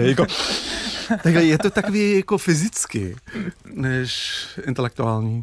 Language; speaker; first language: Czech; non-native, fluent; English